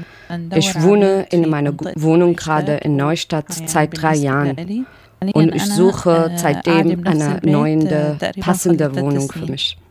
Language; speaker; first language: German; non-native, learner; Arabic